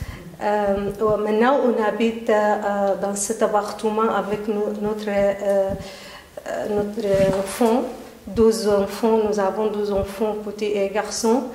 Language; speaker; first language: French; non-native, learner; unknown